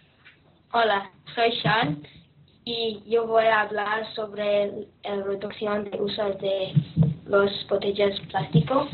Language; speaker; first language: Spanish; non-native, learner; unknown